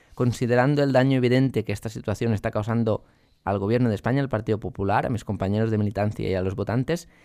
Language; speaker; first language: Spanish; non-native, local second language; Catalan